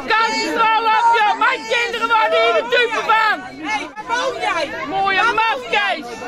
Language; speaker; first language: Dutch; native; Dutch